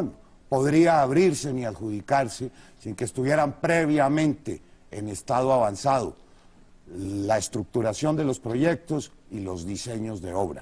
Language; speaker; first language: Spanish; native; Spanish